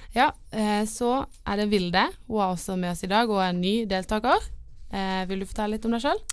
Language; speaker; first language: Norwegian; native; Norwegian